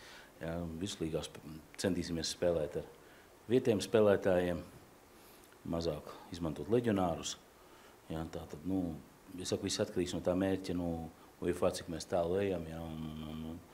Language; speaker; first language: Latvian; native; Latvian